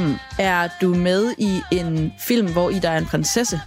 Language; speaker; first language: Danish; native; Danish